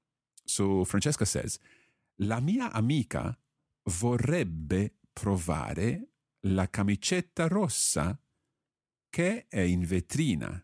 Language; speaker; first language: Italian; non-native, fluent; English